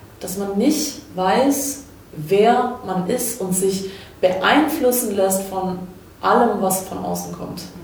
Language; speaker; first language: German; early bilingual, other home language; Croatian